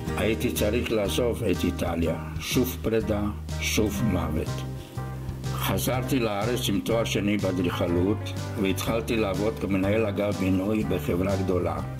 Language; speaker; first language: Hebrew; non-native, fluent; Romanian